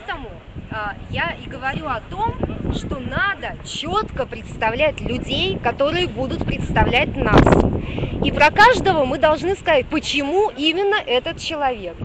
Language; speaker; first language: Russian; native; Russian